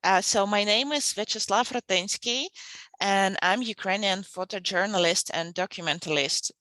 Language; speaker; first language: English; non-native, fluent; Ukrainian